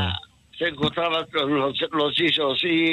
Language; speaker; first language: Spanish; early bilingual, heritage; Ladino